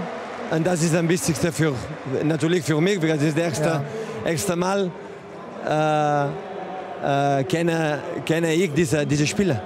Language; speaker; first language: German; non-native, learner; Spanish